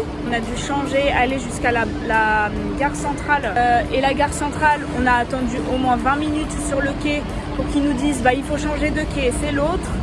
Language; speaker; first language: French; native; French